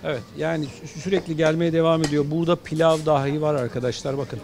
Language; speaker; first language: Turkish; native; Turkish